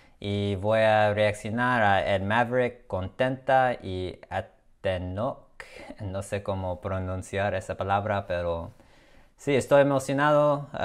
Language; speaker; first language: Spanish; non-native, learner; English